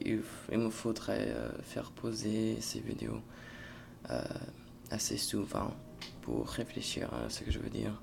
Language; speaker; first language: French; non-native, fluent; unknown